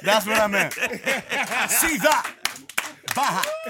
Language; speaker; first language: English; native; English